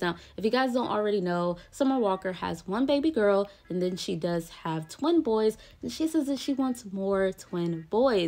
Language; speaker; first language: English; native; English